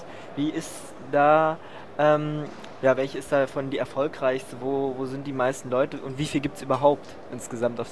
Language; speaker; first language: German; native; German